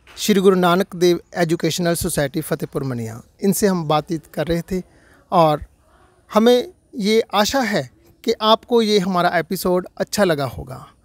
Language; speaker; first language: Hindi; non-native, local second language; Punjabi